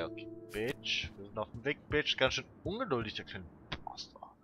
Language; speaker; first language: German; native; German